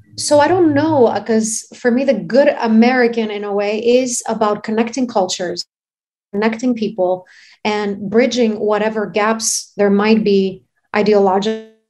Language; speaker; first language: English; non-native, fluent; Greek